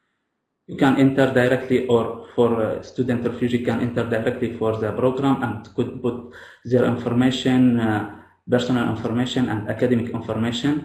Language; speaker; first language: English; non-native, fluent; Arabic